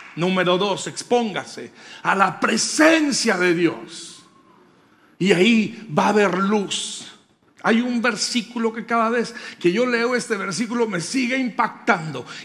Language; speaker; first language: Spanish; native; Spanish